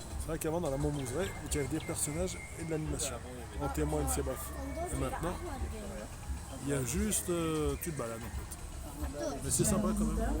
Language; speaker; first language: French; native; French